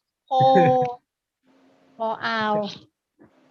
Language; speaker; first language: English; non-native, learner; Thai